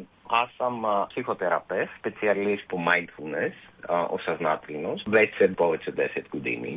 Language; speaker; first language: Bulgarian; non-native, fluent; Greek